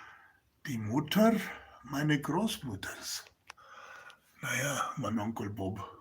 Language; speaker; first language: German; non-native, learner; Spanish